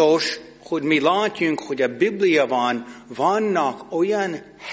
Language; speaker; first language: Hungarian; non-native, fluent; English